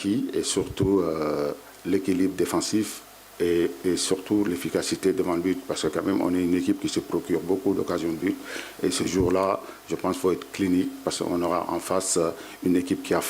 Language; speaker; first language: French; non-native, local second language; Wolof